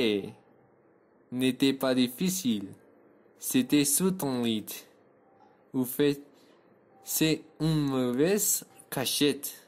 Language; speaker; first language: French; non-native, learner; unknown